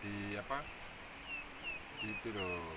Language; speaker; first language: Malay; non-native, local second language; Javanese